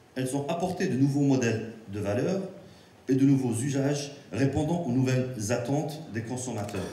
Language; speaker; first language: French; non-native, local second language; Arabic